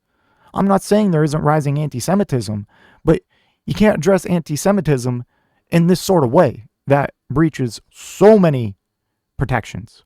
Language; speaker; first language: English; native; English